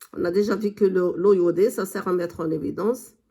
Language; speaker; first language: French; non-native, local second language; Arabic